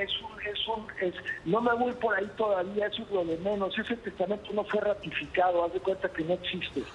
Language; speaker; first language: Spanish; native; Spanish